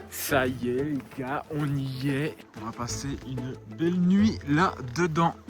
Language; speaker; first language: French; native; French